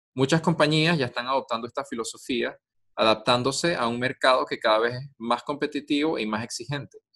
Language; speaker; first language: Spanish; native; Spanish